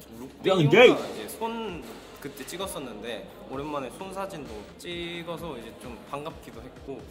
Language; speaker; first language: Korean; native; Korean